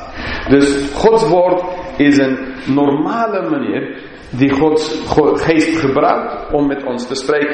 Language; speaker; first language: Dutch; non-native, fluent; English